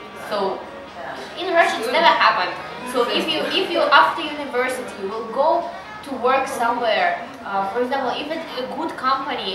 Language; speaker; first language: English; non-native, learner; Russian